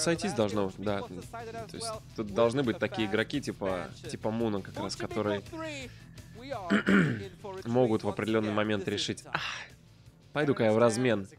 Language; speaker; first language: Russian; native; Russian